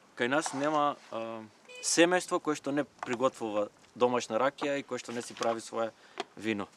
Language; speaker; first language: Macedonian; native; Macedonian